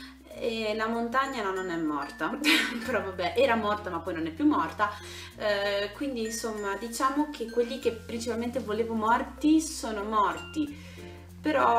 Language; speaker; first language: Italian; native; Italian